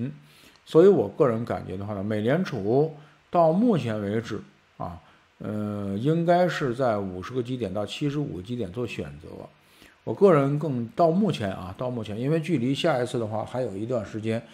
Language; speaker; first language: Chinese; native; Chinese